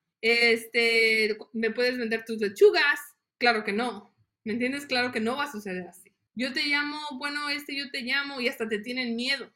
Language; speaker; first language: Spanish; early bilingual, heritage; Spanish